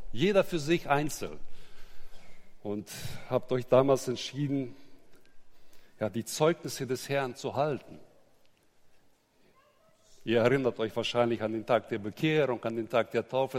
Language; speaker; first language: German; native; German